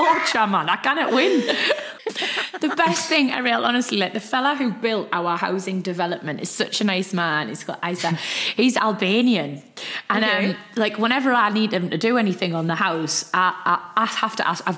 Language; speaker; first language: English; native; English